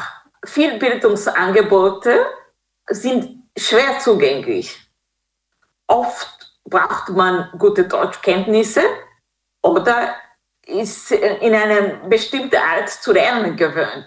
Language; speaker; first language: German; non-native, fluent; Kinyarwanda